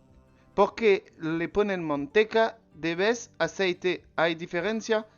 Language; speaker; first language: Spanish; non-native, learner; French